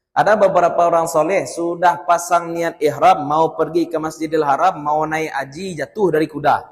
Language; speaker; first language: Malay; non-native, local second language; Minangkabau